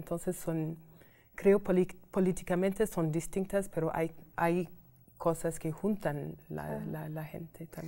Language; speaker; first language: Spanish; non-native, fluent; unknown